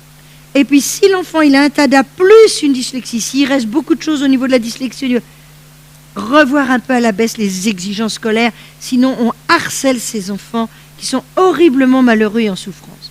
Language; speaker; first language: French; native; French